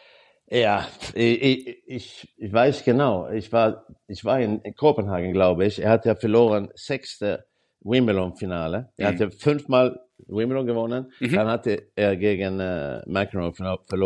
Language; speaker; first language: German; non-native, learner; Swedish